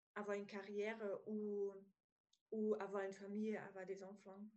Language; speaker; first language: French; non-native, fluent; German